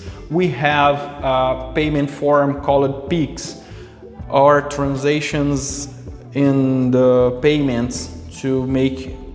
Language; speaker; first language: English; non-native, local second language; Portuguese